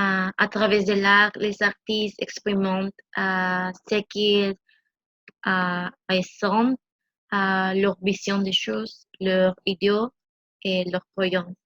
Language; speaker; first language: French; non-native, learner; Spanish